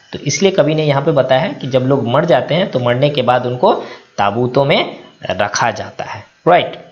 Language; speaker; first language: Hindi; native; Hindi